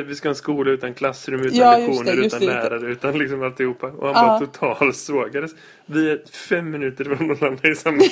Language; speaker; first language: Swedish; native; Swedish